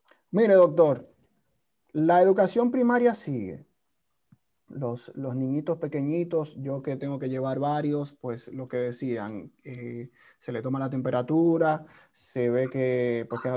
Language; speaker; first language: Spanish; native; Spanish